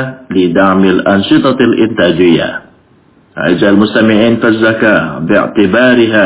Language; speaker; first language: Arabic; non-native, fluent; Indonesian